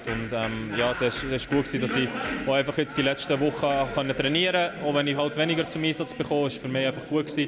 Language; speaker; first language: German; native; German